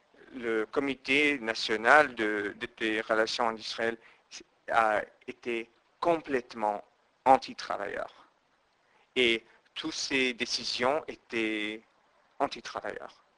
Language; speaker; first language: French; non-native, fluent; English